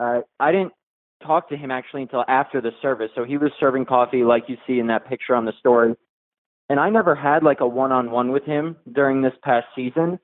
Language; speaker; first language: English; native; English